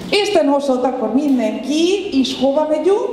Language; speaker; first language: Hungarian; non-native, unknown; Spanish